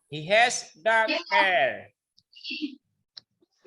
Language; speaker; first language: English; non-native, learner; Indonesian